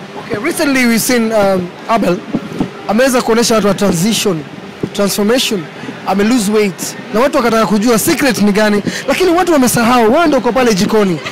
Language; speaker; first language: Swahili; native; Swahili